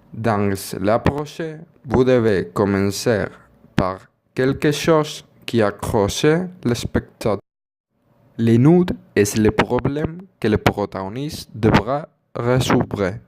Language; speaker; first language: French; non-native, learner; Spanish